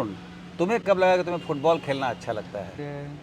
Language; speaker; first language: Hindi; native; Hindi